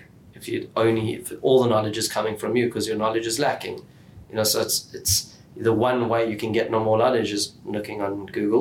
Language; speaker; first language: English; native; English